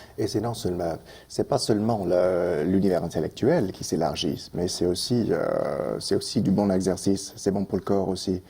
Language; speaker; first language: French; non-native, local second language; English